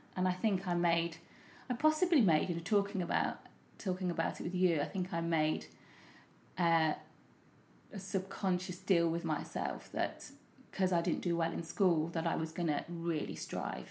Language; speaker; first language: English; native; English